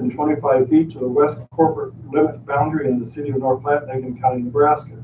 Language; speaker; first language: English; native; English